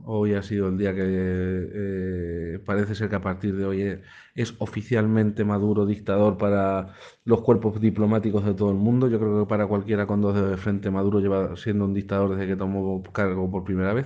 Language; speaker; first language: Spanish; native; Spanish